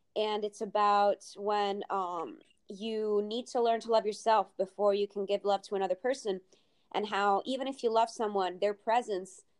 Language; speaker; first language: English; early bilingual, other home language; Italian